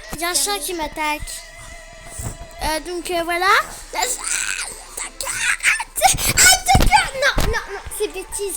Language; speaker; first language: French; native; French